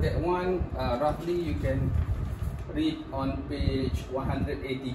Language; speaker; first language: English; non-native, local second language; Malay